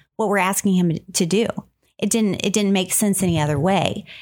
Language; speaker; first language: English; native; English